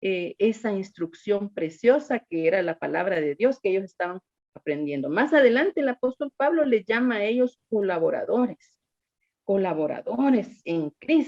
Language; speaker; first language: Spanish; native; Spanish